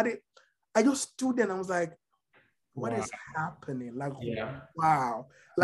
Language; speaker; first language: English; non-native, local second language; Yoruba